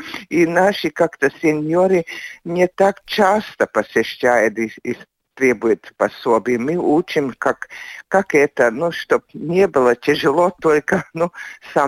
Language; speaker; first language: Russian; non-native, local second language; Latvian